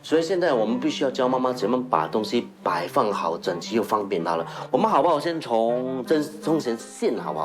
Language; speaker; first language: Chinese; native; Chinese